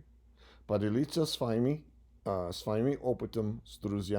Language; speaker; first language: Russian; non-native, learner; English